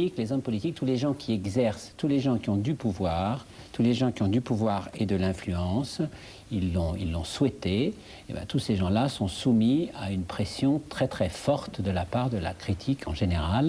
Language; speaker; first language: French; native; French